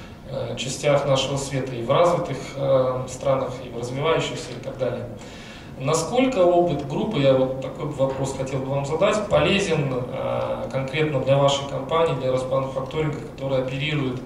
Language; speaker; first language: Russian; native; Russian